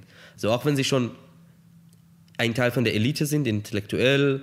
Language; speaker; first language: German; non-native, fluent; Hebrew